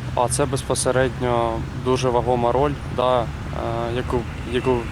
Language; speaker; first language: Ukrainian; native; Ukrainian